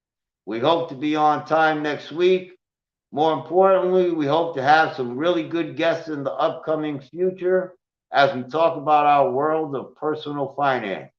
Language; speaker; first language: English; native; English